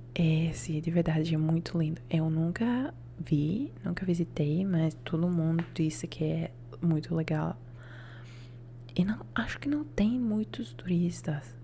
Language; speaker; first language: Portuguese; non-native, learner; Italian